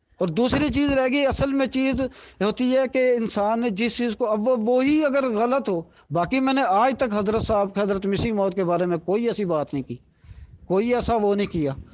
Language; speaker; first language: Urdu; non-native, local second language; Punjabi